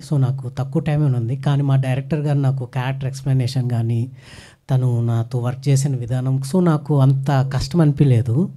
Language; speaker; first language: Telugu; native; Telugu